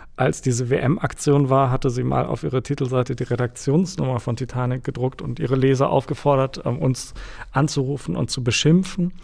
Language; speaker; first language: German; native; German